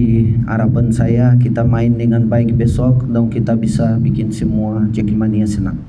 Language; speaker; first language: Indonesian; non-native, fluent; Portuguese